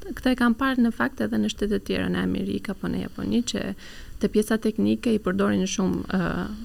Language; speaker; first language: Albanian; early bilingual, heritage; Albanian